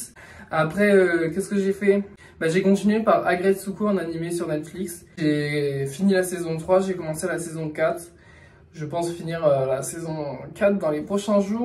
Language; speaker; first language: French; native; French